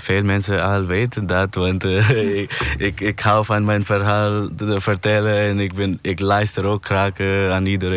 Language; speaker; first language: Dutch; non-native, fluent; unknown